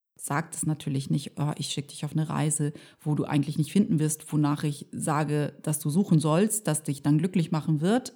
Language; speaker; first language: German; early bilingual, other home language; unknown